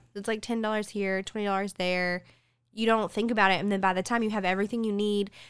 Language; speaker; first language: English; early bilingual, other home language; Spanish